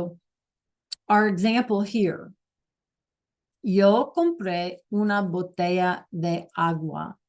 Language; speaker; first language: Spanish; non-native, fluent; English